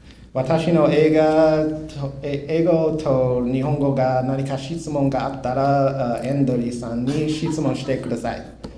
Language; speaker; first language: Japanese; non-native, learner; English